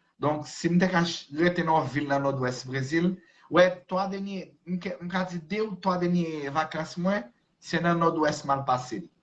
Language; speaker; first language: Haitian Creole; non-native, fluent; Portuguese